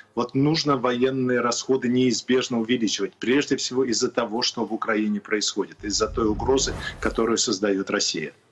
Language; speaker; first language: Russian; native; Russian